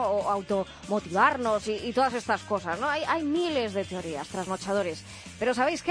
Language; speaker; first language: Spanish; native; Spanish